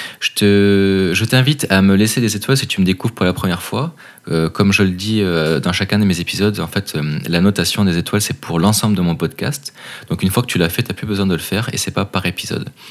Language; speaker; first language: French; native; French